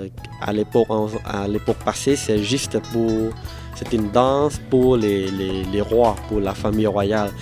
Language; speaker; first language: French; non-native, fluent; Khmer